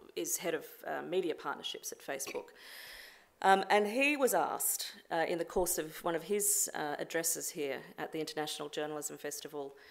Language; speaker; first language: English; native; English